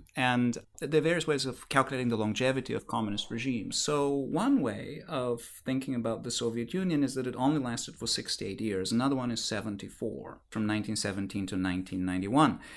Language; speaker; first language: English; non-native, fluent; Bulgarian